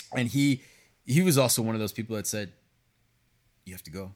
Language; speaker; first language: English; early bilingual, other home language; Spanish